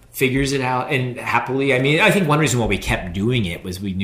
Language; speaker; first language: English; native; English